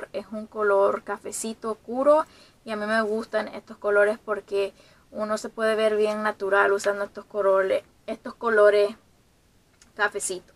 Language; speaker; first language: Spanish; early bilingual, heritage; Spanish